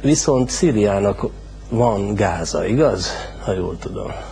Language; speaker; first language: Hungarian; native; Hungarian